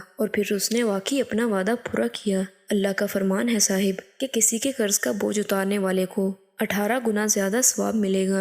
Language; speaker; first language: Urdu; native; Urdu